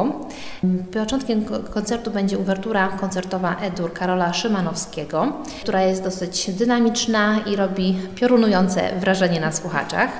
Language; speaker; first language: Polish; native; Polish